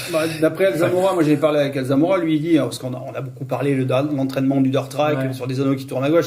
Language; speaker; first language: French; native; French